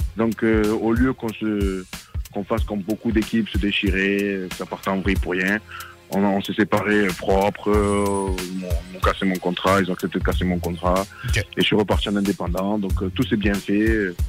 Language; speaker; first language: French; native; French